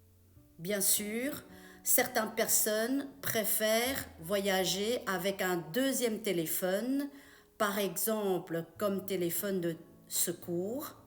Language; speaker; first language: French; non-native, fluent; Chinese